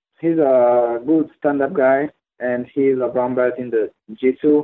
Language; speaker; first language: English; non-native, learner; Hungarian